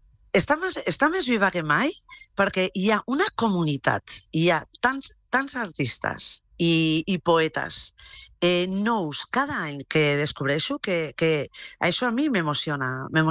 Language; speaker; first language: Catalan; non-native, local second language; Spanish